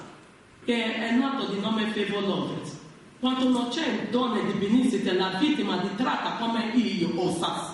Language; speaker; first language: Italian; non-native, learner; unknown